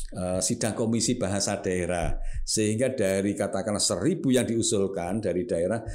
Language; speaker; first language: Indonesian; non-native, local second language; Javanese